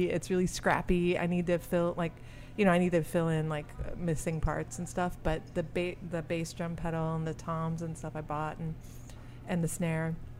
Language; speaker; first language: English; early bilingual, other home language; French